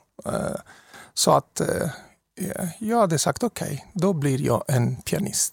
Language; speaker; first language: Swedish; non-native, fluent; Italian